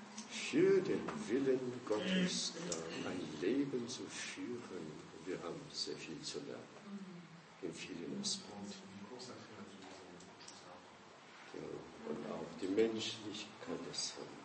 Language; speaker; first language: German; non-native, fluent; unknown